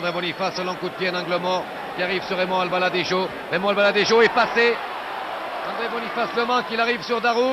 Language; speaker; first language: French; native; French